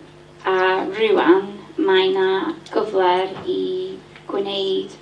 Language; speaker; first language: Welsh; non-native, learner; English